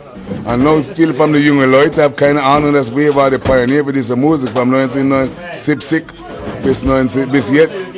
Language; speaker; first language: German; non-native, learner; English